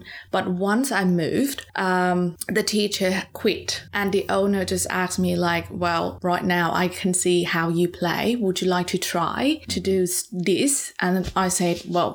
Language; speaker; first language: English; non-native, fluent; Thai